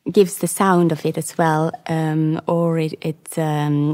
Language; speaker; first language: English; non-native, fluent; Luxembourgish